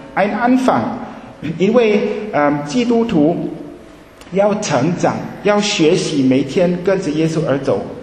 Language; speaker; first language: Chinese; early bilingual, heritage; Chinese